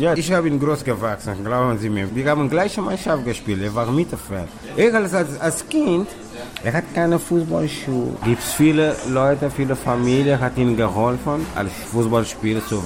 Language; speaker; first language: German; non-native, learner; Kabuverdianu